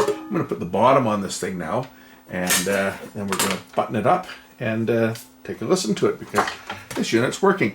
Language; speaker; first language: English; native; English